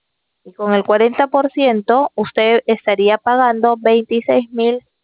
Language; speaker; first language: Spanish; native; Spanish